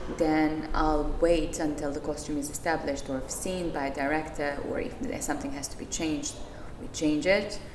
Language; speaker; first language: English; non-native, fluent; Serbian